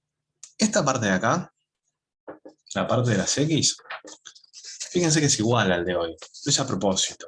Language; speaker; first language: Spanish; native; Spanish